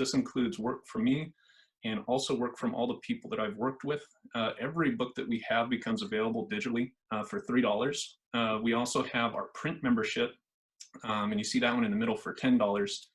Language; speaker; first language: English; native; English